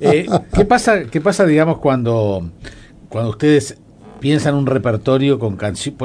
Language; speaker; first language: Spanish; native; Spanish